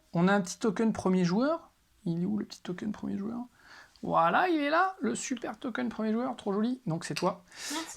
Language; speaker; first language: French; native; French